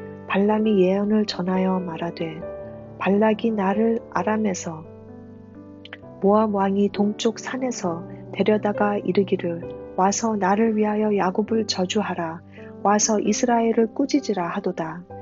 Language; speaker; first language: Korean; native; Korean